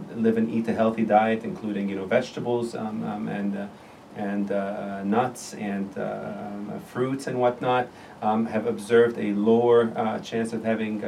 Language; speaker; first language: English; non-native, fluent; Arabic